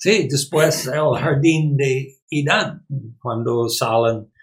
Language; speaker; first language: Spanish; non-native, learner; English